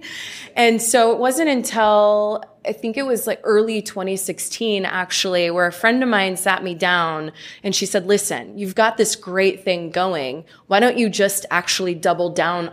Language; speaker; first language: English; native; English